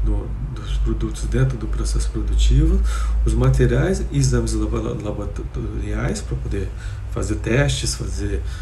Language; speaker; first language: Portuguese; native; Portuguese